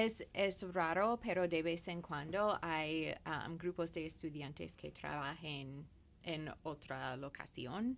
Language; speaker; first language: Spanish; non-native, fluent; English